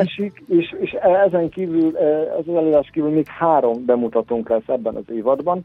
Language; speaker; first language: Hungarian; native; Hungarian